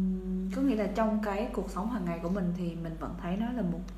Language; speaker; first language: Vietnamese; native; Vietnamese